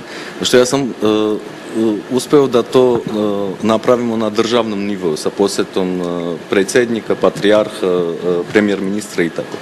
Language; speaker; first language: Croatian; non-native, fluent; Armenian